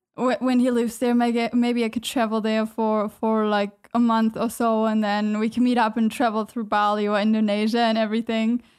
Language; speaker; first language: English; non-native, fluent; German